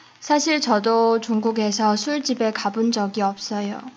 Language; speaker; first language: Korean; non-native, fluent; Chinese